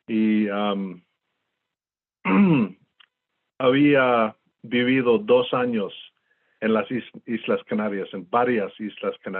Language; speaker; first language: Spanish; non-native, fluent; English